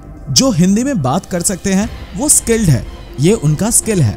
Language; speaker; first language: Hindi; non-native, local second language; Bangla